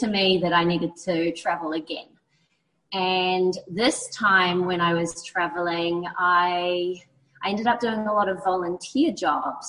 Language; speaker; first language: English; native; English